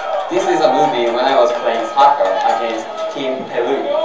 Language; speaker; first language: English; non-native, fluent; Japanese